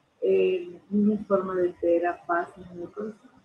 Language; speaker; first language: Portuguese; non-native, learner; Spanish